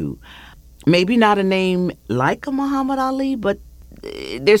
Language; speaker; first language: English; native; English